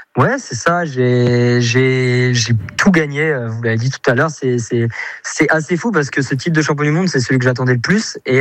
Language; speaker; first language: French; native; French